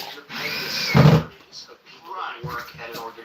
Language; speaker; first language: English; native; English